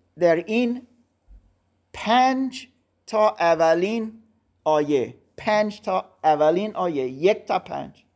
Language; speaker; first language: Persian; non-native, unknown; German